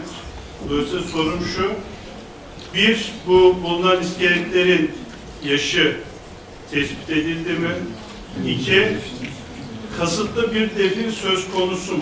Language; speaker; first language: Turkish; native; Turkish